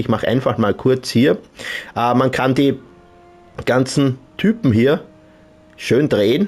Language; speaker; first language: German; native; German